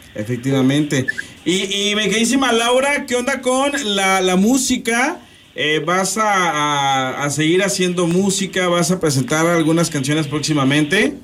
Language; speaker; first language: Spanish; native; Spanish